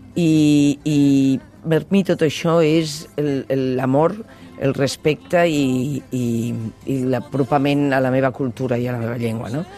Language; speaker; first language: Catalan; non-native, local second language; Spanish